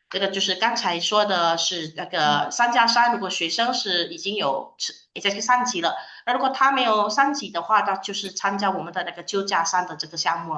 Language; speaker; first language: Chinese; non-native, fluent; Indonesian